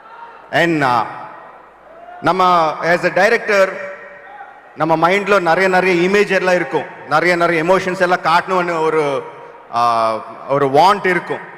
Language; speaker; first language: Tamil; non-native, local second language; Telugu